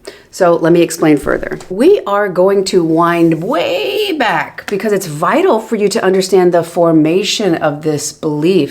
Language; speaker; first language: English; native; English